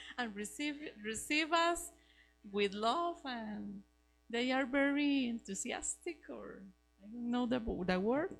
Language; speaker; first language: English; non-native, learner; Spanish